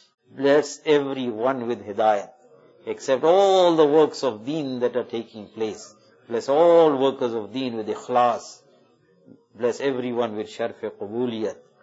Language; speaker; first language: English; native; English